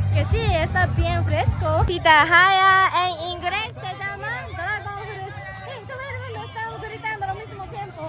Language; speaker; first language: Spanish; non-native, learner; Japanese